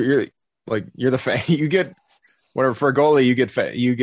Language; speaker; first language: English; native; English